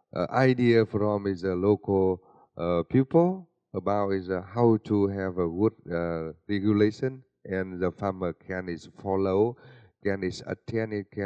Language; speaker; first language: English; non-native, learner; Vietnamese